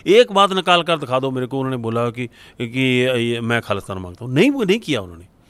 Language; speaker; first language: Hindi; non-native, local second language; Punjabi